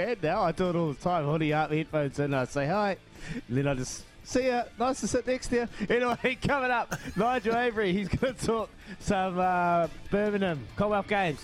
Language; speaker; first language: English; native; English